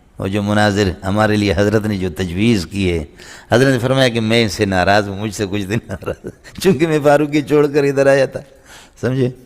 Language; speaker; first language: Urdu; non-native, local second language; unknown